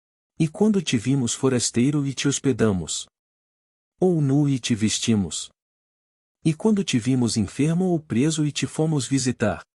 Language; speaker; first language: Portuguese; native; Portuguese